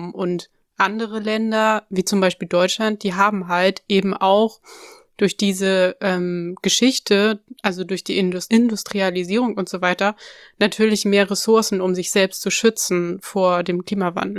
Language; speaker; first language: German; native; German